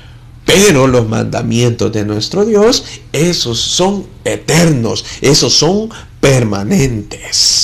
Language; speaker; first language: Spanish; native; Spanish